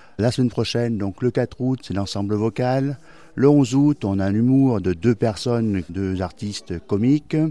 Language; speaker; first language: French; native; French